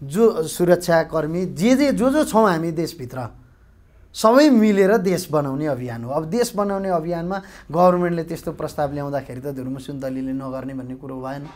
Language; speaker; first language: Nepali; native; Nepali